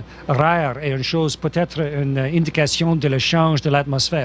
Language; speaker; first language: French; non-native, local second language; English